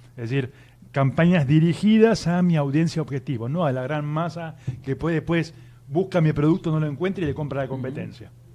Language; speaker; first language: Spanish; native; Spanish